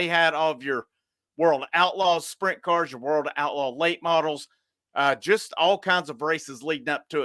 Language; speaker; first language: English; native; English